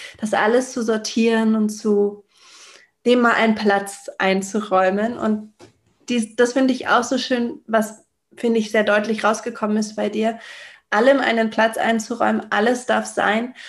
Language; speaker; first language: German; native; German